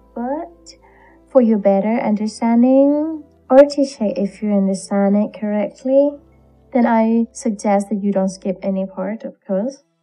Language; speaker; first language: English; non-native, fluent; Thai